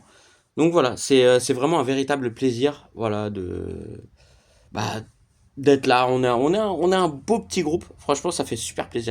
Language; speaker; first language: French; native; French